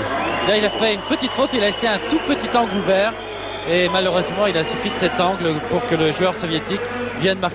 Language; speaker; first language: French; native; French